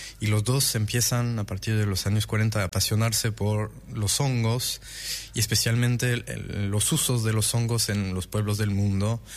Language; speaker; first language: Spanish; non-native, fluent; French